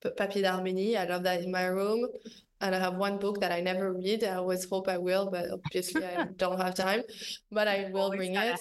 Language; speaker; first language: English; non-native, fluent; French